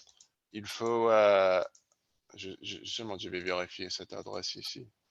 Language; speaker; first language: French; non-native, learner; English